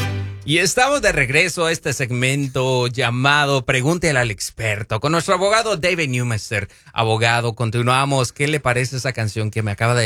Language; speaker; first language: Spanish; native; Spanish